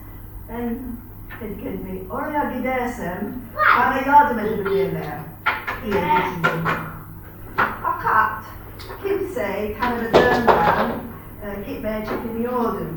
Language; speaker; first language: Turkish; non-native, fluent; English